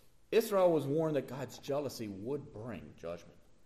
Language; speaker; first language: English; native; English